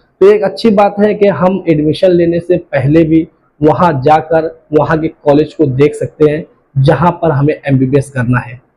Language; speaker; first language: Hindi; native; Hindi